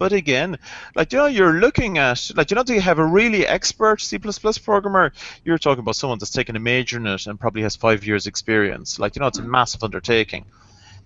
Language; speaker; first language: English; native; English